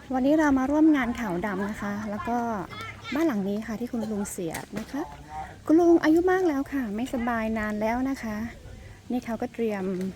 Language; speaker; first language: Thai; non-native, local second language; Karen languages